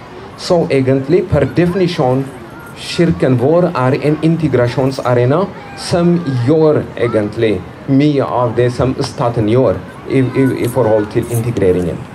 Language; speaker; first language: Norwegian; non-native, fluent; Amharic